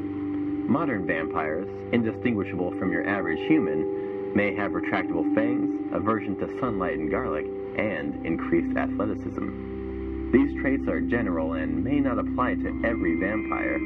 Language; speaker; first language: English; native; English